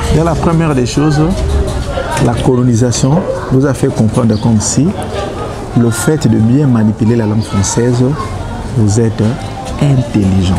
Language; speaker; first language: French; non-native, local second language; Lingala